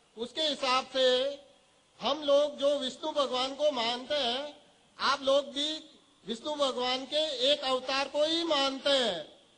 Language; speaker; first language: Hindi; native; Hindi